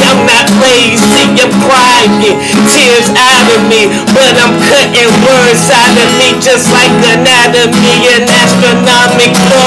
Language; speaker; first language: English; native; English